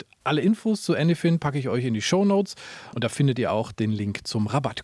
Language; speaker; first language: German; native; German